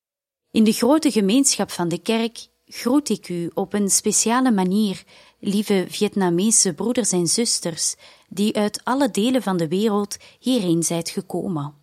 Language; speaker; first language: Dutch; native; Dutch